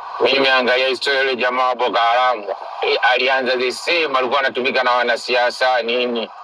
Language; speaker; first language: Swahili; non-native, local second language; Sukuma